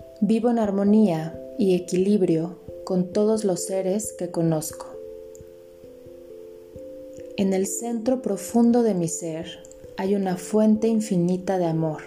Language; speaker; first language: Spanish; native; Spanish